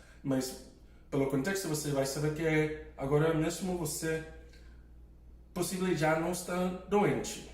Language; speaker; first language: Portuguese; non-native, fluent; English